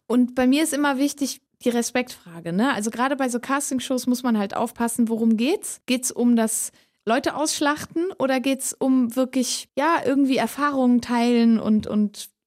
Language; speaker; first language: German; native; German